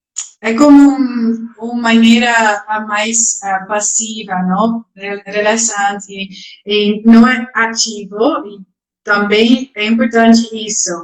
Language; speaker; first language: Portuguese; non-native, learner; Dutch